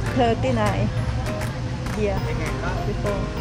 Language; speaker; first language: English; non-native, learner; Thai